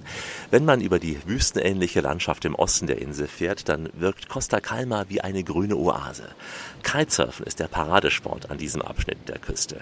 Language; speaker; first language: German; native; German